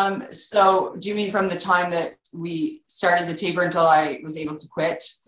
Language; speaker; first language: English; native; English